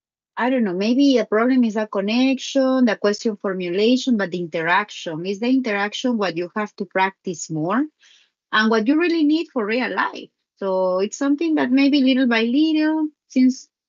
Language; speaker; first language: English; non-native, learner; Spanish